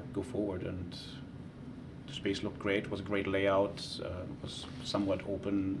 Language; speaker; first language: English; non-native, fluent; German